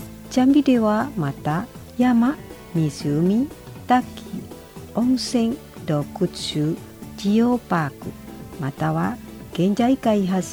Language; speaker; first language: Japanese; non-native, fluent; Indonesian